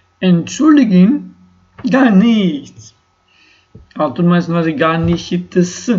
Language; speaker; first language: German; non-native, learner; Ukrainian